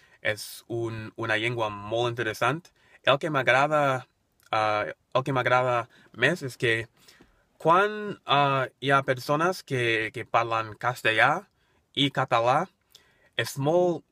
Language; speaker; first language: Catalan; non-native, learner; English